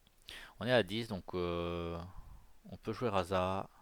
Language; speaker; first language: French; native; French